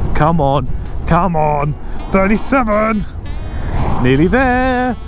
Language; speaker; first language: English; native; English